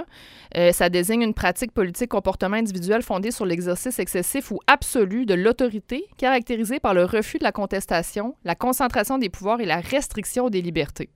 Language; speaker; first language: French; native; French